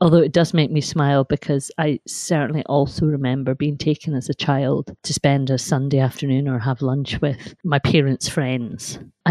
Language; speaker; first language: English; native; English